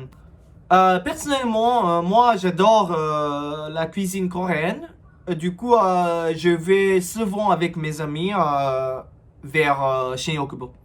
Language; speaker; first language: French; non-native, learner; Japanese